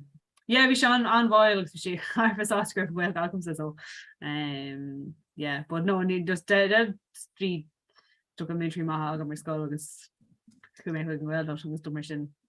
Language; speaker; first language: Irish; non-native, local second language; English